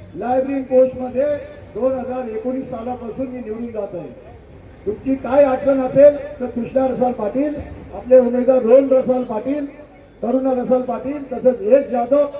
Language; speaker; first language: Hindi; non-native, local second language; Marathi